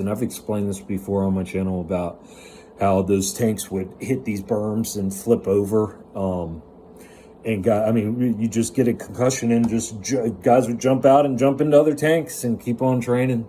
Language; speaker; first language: English; native; English